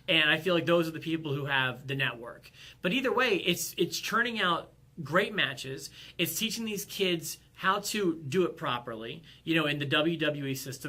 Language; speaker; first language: English; native; English